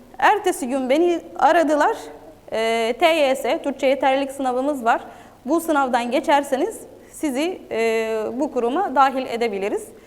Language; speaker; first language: Turkish; non-native, fluent; Arabic